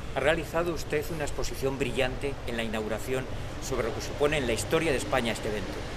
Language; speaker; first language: Spanish; native; Spanish